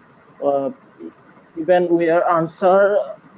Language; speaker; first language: English; non-native, learner; Bangla